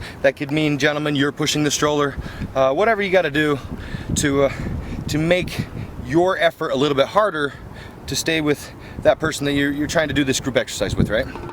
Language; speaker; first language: English; native; English